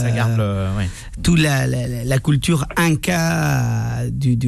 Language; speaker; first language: French; non-native, fluent; Spanish